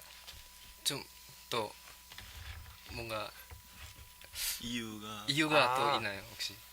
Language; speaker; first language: Korean; non-native, fluent; Indonesian